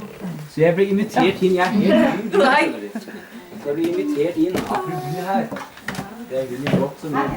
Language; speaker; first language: Norwegian; native; Norwegian